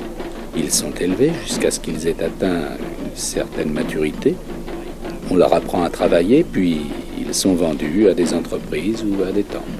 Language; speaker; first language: French; native; French